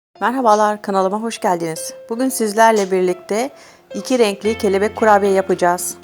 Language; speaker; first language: Turkish; native; Turkish